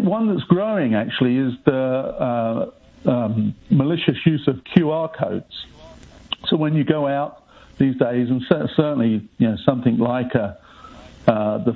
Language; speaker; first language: English; native; English